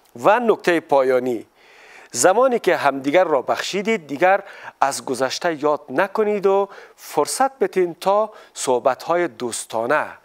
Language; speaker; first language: Persian; native; Persian